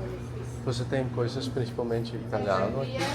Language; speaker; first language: Portuguese; non-native, learner; English